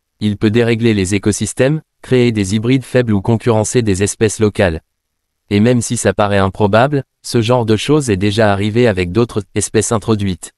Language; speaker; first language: French; native; French